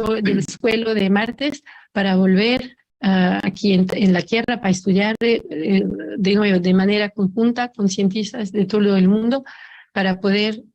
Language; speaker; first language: Spanish; non-native, fluent; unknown